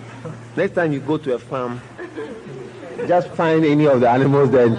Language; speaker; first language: English; native; English